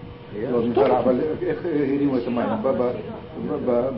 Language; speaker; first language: Hebrew; non-native, fluent; Russian